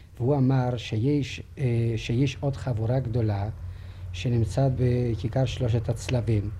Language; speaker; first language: Hebrew; non-native, fluent; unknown